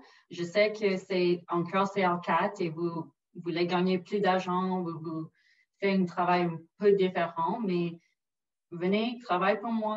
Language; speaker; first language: French; non-native, local second language; English